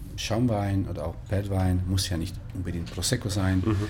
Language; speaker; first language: German; non-native, fluent; Italian